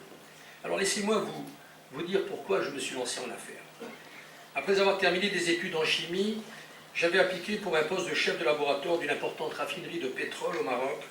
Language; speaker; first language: French; native; French